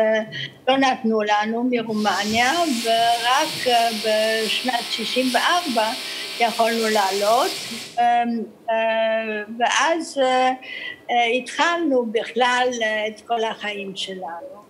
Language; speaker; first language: Hebrew; early bilingual, other home language; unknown